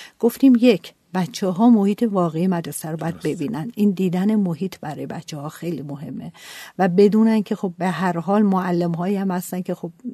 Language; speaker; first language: Persian; native; Persian